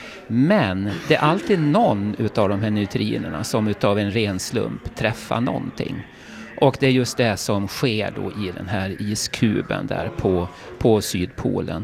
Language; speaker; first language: Swedish; native; Swedish